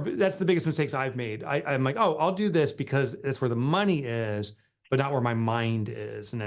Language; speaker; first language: English; native; English